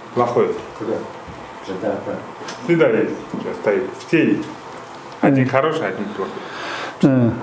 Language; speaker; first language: Russian; non-native, learner; Kyrgyz